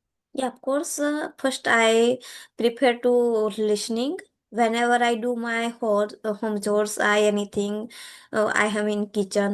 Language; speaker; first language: English; non-native, learner; Gujarati